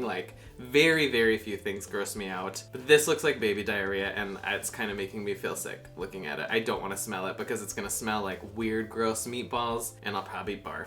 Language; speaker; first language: English; native; English